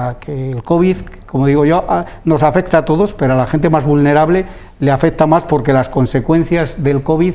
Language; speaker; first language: Spanish; native; Spanish